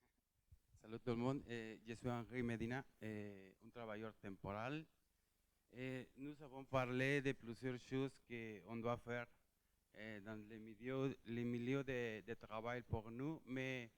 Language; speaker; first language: French; non-native, learner; Spanish